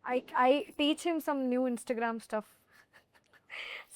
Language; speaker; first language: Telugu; non-native, fluent; Hindi